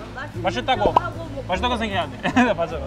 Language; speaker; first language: Korean; non-native, fluent; Russian